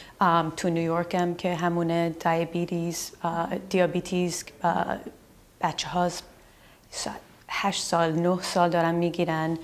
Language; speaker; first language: Persian; early bilingual, heritage; Persian